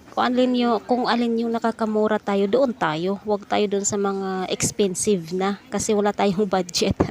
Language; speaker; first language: Filipino; non-native, local second language; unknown